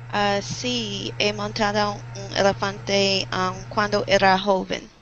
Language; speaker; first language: Spanish; non-native, learner; English